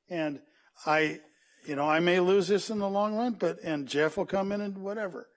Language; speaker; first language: English; native; English